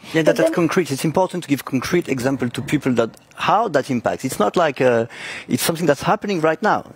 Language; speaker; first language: English; non-native, fluent; French